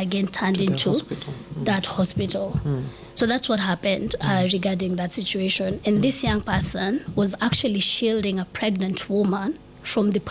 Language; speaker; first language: English; non-native, local second language; Swahili